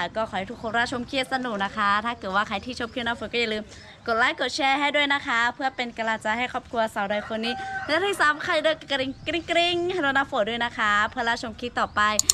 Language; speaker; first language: Thai; non-native, local second language; Lahu